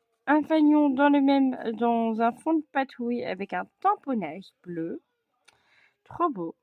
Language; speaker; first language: French; native; French